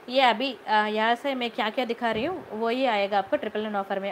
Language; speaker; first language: Hindi; non-native, local second language; Telugu